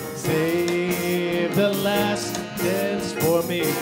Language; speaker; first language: English; native; English